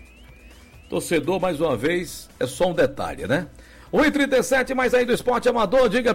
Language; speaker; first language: Portuguese; native; Portuguese